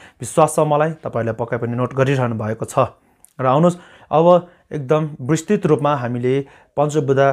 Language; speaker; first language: Nepali; non-native, local second language; Sherpa